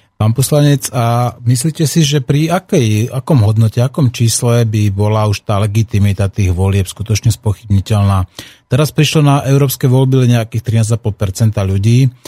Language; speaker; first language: Slovak; native; Slovak